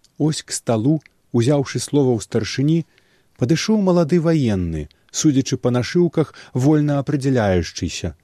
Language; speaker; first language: Belarusian; native; Belarusian